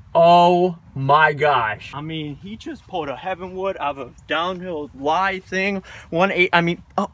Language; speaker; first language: English; native; English